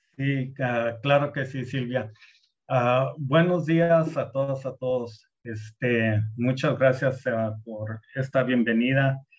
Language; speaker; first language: Spanish; early bilingual, heritage; Spanish